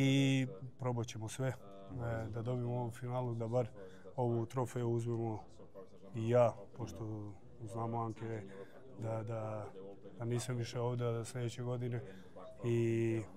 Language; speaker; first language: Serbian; early bilingual, heritage; German